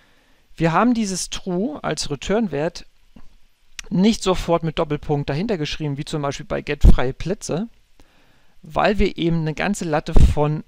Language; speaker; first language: German; native; German